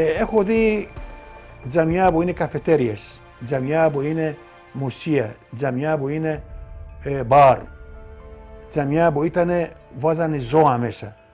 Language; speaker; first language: Greek; non-native, local second language; Turkish